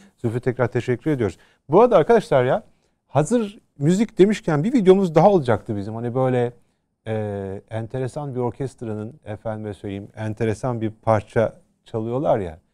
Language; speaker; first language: Turkish; native; Turkish